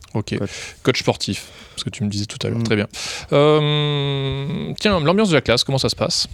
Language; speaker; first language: French; native; French